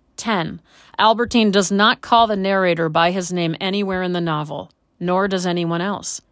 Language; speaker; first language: English; native; English